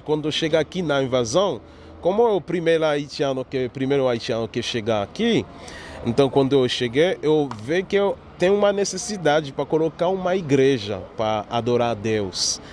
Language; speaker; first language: Portuguese; non-native, learner; Haitian Creole